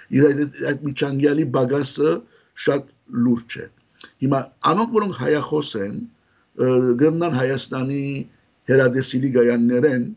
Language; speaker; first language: Armenian; early bilingual, heritage; Armenian